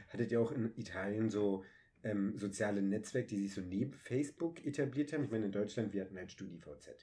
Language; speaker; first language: German; native; German